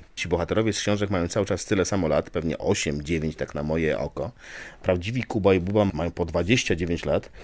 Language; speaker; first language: Polish; native; Polish